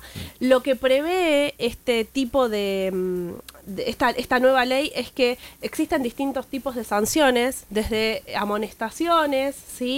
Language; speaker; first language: Spanish; native; Spanish